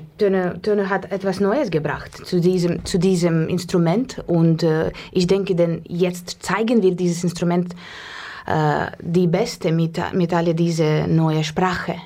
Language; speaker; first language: German; non-native, learner; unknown